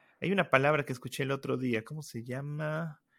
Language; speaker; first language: Spanish; native; Spanish